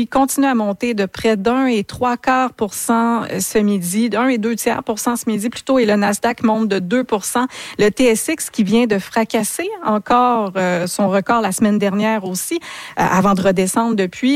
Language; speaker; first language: French; native; French